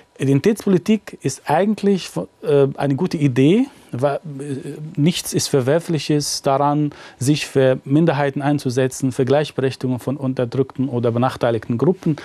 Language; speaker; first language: German; non-native, fluent; Arabic